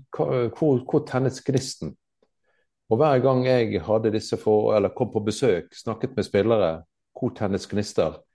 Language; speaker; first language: Norwegian; native; Norwegian